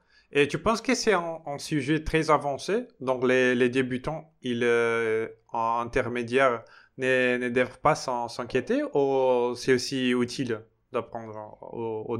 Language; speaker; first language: French; non-native, fluent; Portuguese